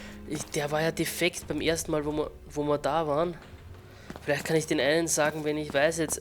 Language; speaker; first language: German; native; German